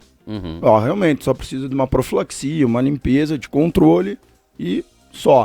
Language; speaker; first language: Portuguese; native; Portuguese